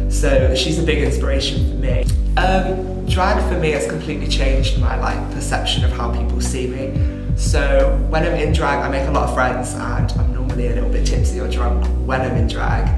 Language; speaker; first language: English; native; English